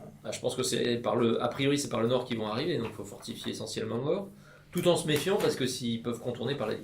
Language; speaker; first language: French; native; French